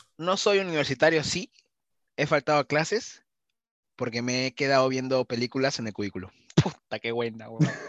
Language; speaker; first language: Spanish; native; Spanish